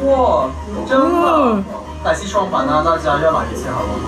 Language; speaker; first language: Chinese; non-native, fluent; Thai